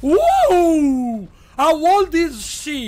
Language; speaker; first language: English; non-native, learner; Italian